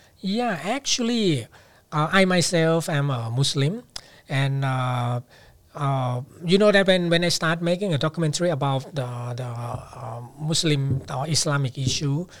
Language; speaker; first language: English; non-native, fluent; Thai